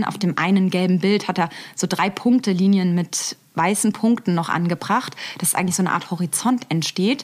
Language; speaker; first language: German; native; German